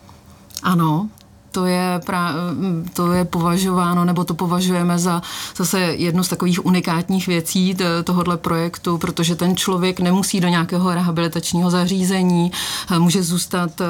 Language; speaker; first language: Czech; native; Czech